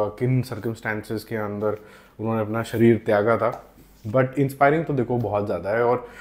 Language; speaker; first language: Hindi; non-native, local second language; Punjabi